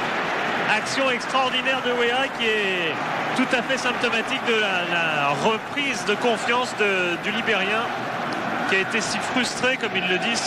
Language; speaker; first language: French; native; French